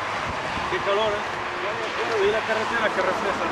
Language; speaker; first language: Spanish; native; Spanish